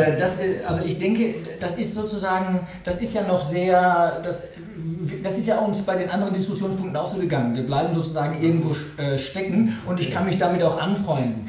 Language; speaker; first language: German; native; German